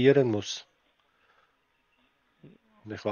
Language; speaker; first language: German; native; German